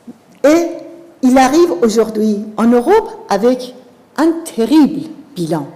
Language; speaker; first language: French; non-native, fluent; Persian